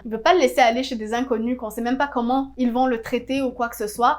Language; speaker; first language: French; native; French